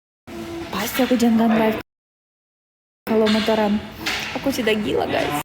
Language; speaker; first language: Indonesian; non-native, learner; Russian